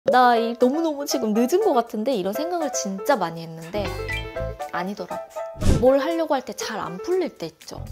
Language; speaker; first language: Korean; native; Korean